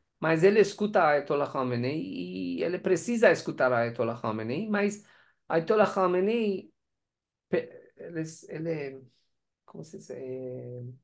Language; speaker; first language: Portuguese; non-native, learner; Persian